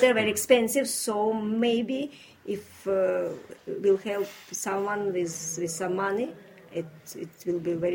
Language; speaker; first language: English; non-native, learner; Ukrainian